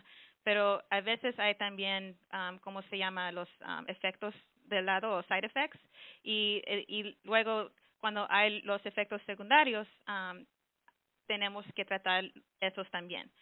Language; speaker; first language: Spanish; early bilingual, heritage; Spanish